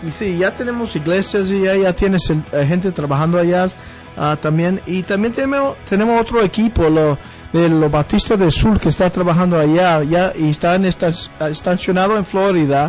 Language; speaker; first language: Spanish; early bilingual, heritage; Spanish